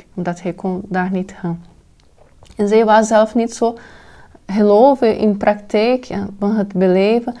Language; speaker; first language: Dutch; non-native, fluent; Portuguese